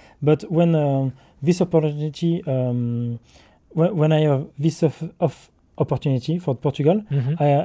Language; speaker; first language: English; non-native, learner; French